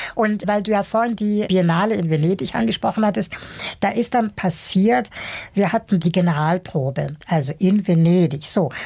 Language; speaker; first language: German; early bilingual, other home language; Bosnian